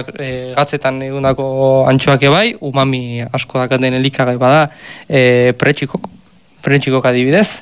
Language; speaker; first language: Basque; native; Basque